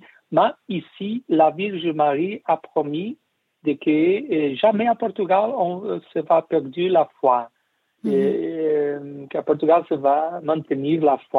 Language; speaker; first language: French; non-native, learner; Portuguese